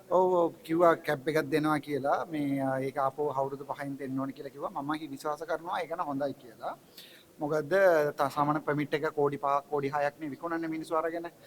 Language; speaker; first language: Sinhala; non-native, local second language; Tamil